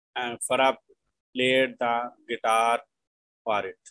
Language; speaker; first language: English; non-native, local second language; Urdu